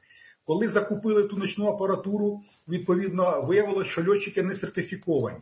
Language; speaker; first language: Ukrainian; native; Ukrainian